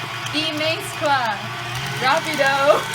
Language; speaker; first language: Spanish; non-native, learner; English